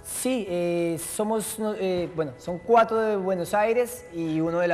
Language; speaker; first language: Spanish; native; Spanish